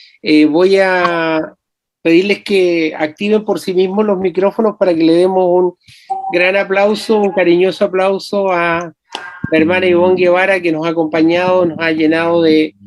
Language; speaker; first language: Spanish; native; Spanish